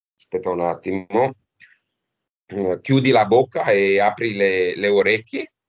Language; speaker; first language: Italian; non-native, fluent; Romanian